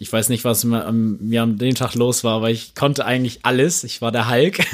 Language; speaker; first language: German; native; German